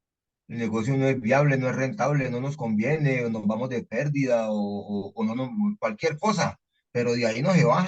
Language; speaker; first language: Spanish; native; Spanish